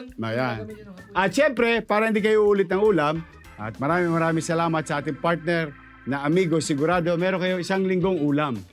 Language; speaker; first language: Filipino; native; Filipino